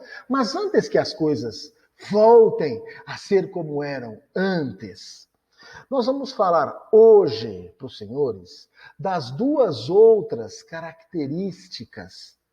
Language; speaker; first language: Portuguese; native; Portuguese